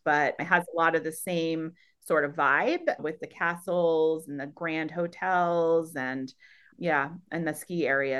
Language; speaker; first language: English; native; English